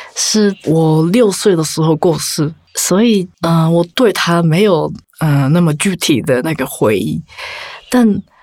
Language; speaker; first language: Chinese; non-native, fluent; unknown